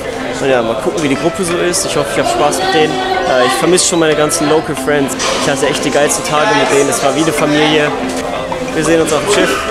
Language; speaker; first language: German; native; German